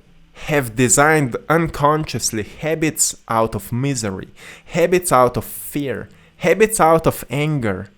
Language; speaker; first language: English; non-native, fluent; Slovenian